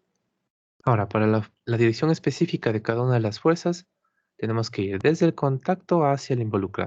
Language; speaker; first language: Spanish; native; Spanish